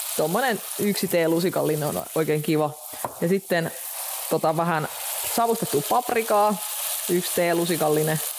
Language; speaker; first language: Finnish; non-native, fluent; Russian